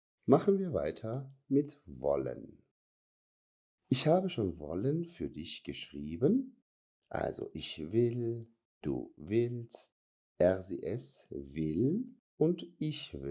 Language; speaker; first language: German; non-native, fluent; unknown